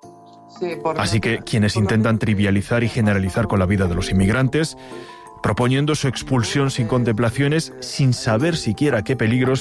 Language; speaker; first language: Spanish; native; Spanish